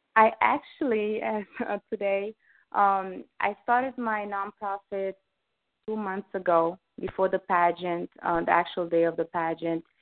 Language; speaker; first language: English; early bilingual, other home language; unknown